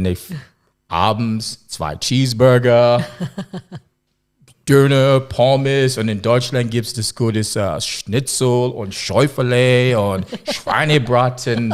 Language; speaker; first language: German; non-native, learner; English